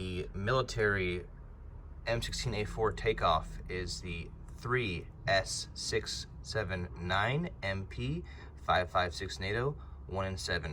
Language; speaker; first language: English; native; English